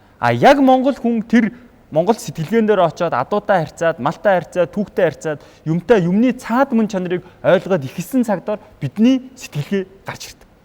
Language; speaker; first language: Mongolian; native; Mongolian